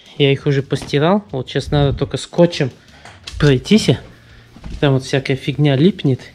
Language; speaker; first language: Russian; early bilingual, heritage; Russian